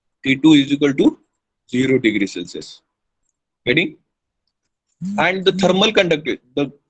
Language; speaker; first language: English; non-native, local second language; Hindi